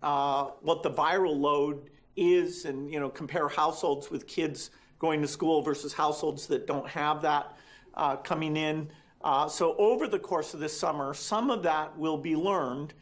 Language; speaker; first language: English; native; English